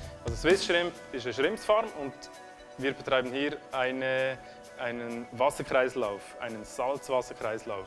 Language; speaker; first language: German; native; German